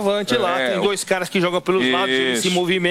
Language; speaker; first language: Portuguese; native; Portuguese